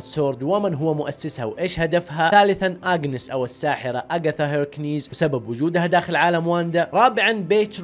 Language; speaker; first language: Arabic; native; Arabic